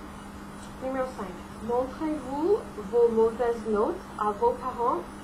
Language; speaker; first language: French; non-native, fluent; English